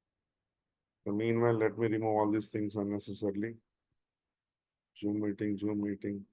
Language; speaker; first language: English; non-native, local second language; Telugu